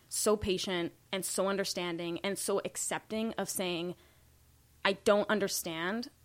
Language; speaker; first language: English; native; English